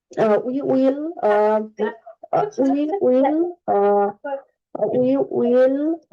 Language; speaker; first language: English; non-native, learner; Bangla